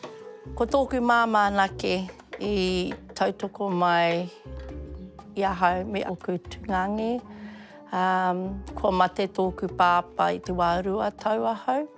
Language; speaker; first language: Māori; non-native, local second language; English